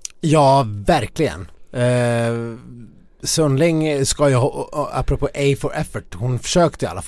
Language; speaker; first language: Swedish; native; Swedish